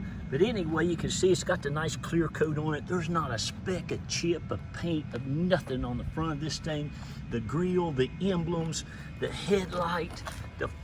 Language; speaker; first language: English; native; English